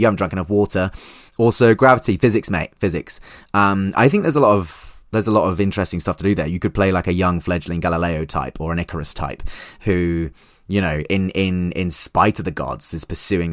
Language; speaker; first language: English; native; English